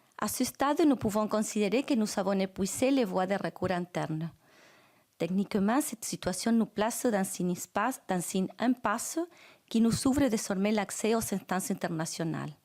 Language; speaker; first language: French; non-native, fluent; Spanish